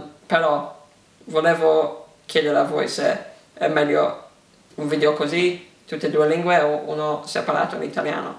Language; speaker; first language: Italian; early bilingual, heritage; English